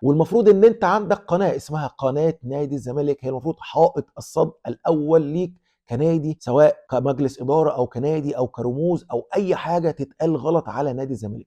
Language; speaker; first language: Arabic; native; Arabic